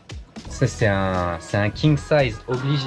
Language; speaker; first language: French; native; French